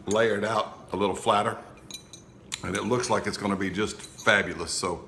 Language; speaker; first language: English; native; English